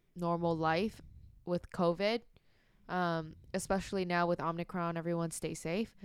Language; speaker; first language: English; non-native, local second language; Cantonese